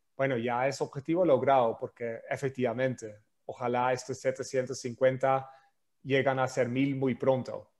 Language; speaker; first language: Spanish; non-native, fluent; Dutch